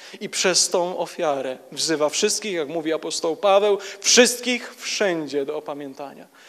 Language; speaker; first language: Polish; native; Polish